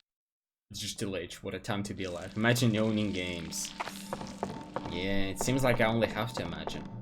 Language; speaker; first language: English; non-native, fluent; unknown